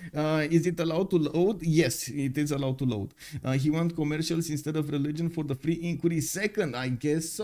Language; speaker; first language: English; non-native, fluent; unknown